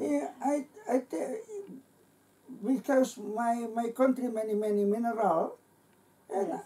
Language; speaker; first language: English; non-native, learner; Indonesian